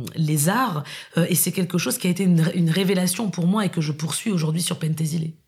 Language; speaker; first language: French; native; French